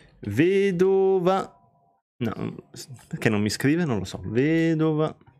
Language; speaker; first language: Italian; native; Italian